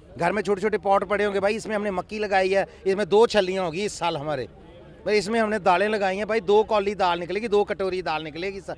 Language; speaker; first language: Hindi; non-native, local second language; Punjabi